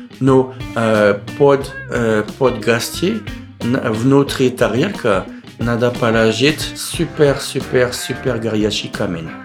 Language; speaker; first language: Russian; non-native, learner; French